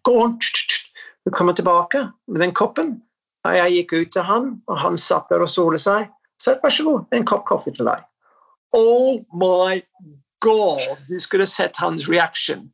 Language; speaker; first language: Norwegian; non-native, fluent; English